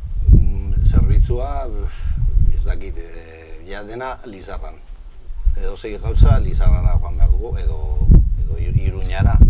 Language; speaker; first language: Basque; non-native, local second language; Spanish